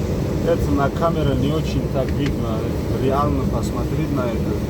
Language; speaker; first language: Russian; non-native, local second language; Tajik